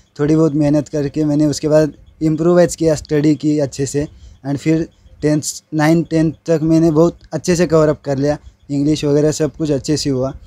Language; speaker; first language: Hindi; non-native, local second language; Marathi